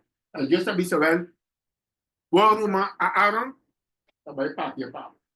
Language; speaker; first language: Portuguese; non-native, learner; Papiamento